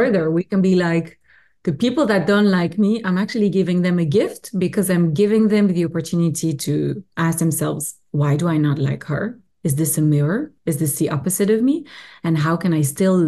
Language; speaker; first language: English; non-native, fluent; French